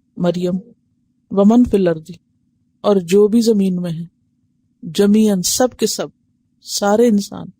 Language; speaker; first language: Urdu; native; Urdu